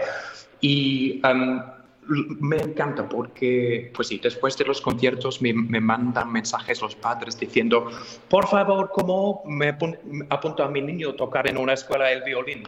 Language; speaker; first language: Spanish; non-native, fluent; English